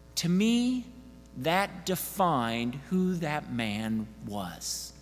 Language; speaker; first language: English; native; English